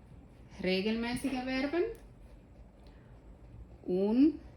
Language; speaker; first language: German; non-native, fluent; Spanish